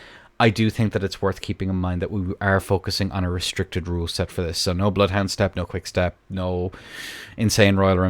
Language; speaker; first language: English; native; English